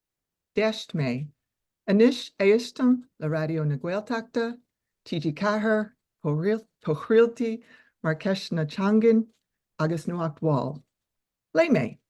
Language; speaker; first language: Irish; non-native, learner; English